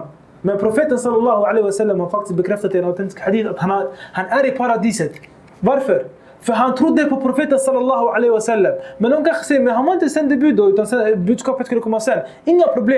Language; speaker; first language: Swedish; early bilingual, other home language; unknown